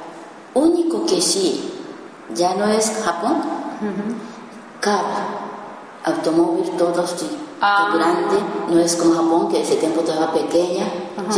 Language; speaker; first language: Spanish; non-native, learner; Japanese